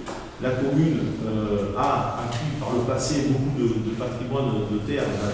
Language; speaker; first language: French; native; French